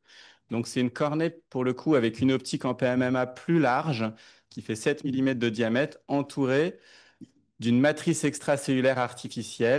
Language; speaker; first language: French; native; French